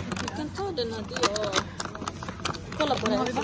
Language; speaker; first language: Swedish; early bilingual, other home language; Somali